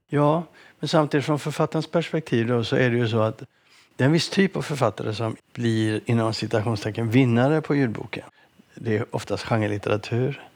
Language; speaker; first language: Swedish; native; Swedish